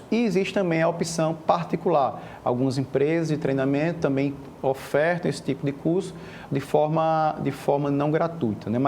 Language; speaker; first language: Portuguese; native; Portuguese